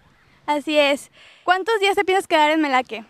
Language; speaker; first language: Spanish; native; Spanish